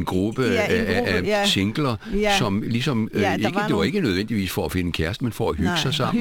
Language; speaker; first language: Danish; native; Danish